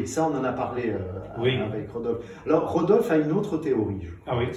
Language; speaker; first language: French; native; French